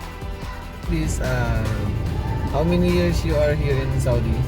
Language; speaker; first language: English; non-native, local second language; Filipino